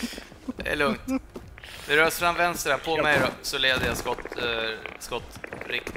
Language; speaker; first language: Swedish; native; Swedish